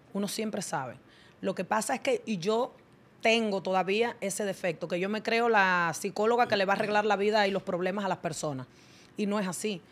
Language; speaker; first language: Spanish; native; Spanish